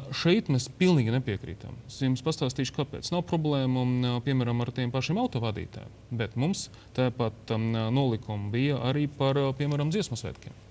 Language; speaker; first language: Latvian; non-native, local second language; Russian